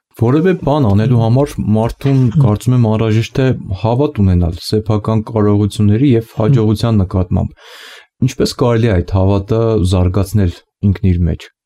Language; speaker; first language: Armenian; native; Armenian